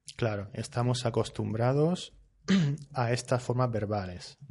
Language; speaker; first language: Spanish; native; Spanish